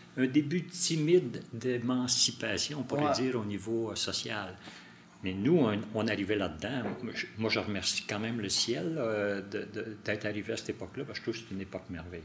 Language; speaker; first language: French; native; French